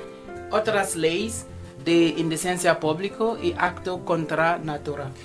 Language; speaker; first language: Spanish; non-native, fluent; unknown